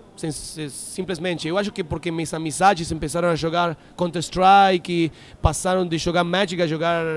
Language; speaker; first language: Portuguese; non-native, learner; Spanish